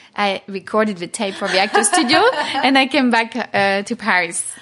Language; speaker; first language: English; non-native, fluent; French